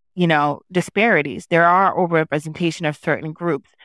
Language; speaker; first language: English; early bilingual, other home language; Haitian Creole